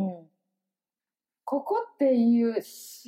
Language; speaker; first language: Japanese; native; Japanese